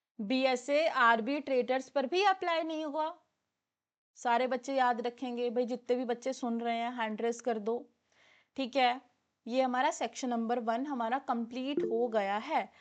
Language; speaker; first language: Hindi; non-native, local second language; Punjabi